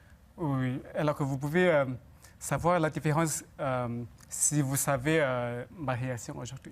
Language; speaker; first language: French; non-native, fluent; Chinese